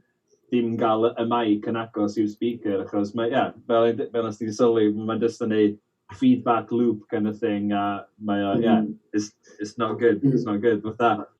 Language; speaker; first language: Welsh; native; Welsh